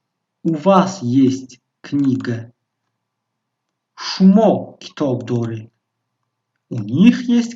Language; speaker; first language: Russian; non-native, local second language; Tajik